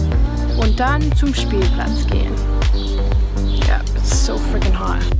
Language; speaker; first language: German; non-native, learner; English